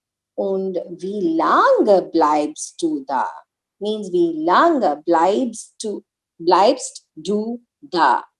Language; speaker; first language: German; non-native, learner; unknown